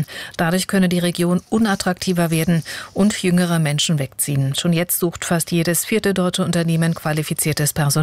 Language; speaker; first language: German; native; German